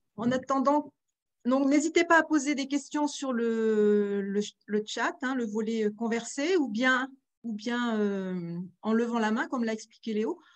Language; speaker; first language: French; native; French